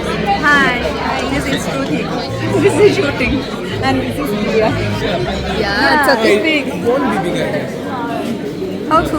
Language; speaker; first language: English; non-native, local second language; Malayalam